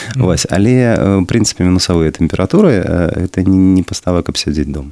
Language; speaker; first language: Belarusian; non-native, local second language; Russian